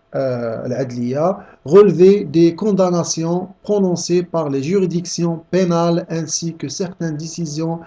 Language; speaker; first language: French; non-native, local second language; Arabic